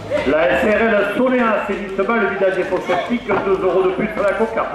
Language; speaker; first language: French; native; French